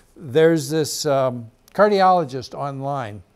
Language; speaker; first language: English; native; English